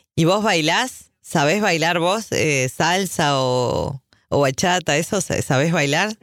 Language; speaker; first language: Spanish; native; Spanish